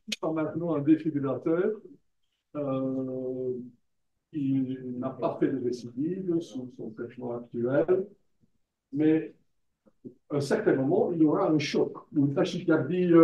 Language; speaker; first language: French; non-native, local second language; Dutch